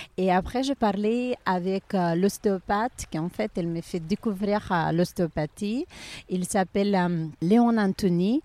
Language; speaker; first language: French; non-native, learner; Ukrainian